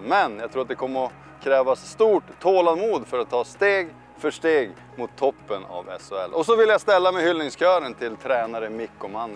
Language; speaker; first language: Swedish; native; Swedish